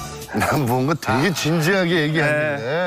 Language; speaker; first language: Korean; native; Korean